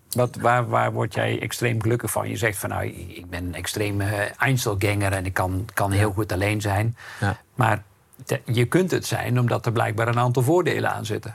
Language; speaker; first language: Dutch; native; Dutch